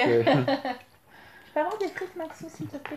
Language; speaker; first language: French; native; French